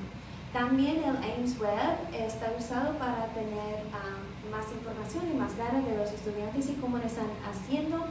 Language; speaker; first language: Spanish; non-native, learner; English